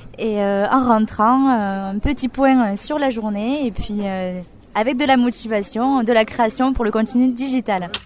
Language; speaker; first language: French; early bilingual, other home language; Spanish